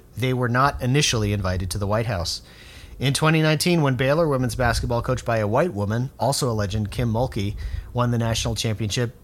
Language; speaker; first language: English; native; English